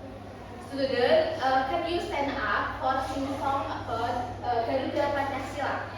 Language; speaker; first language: English; non-native, learner; Indonesian